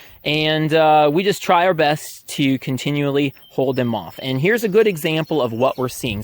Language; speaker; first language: English; native; English